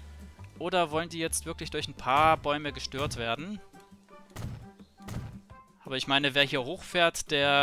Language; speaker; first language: German; native; German